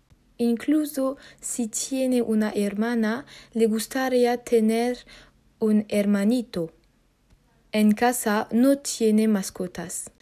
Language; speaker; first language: Spanish; non-native, learner; French